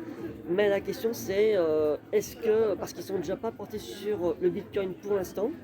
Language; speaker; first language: French; native; French